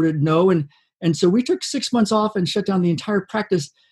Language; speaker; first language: English; native; English